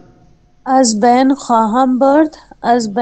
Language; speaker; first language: Persian; non-native, learner; Urdu